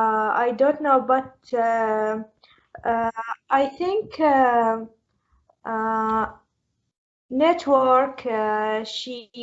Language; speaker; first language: English; non-native, learner; Arabic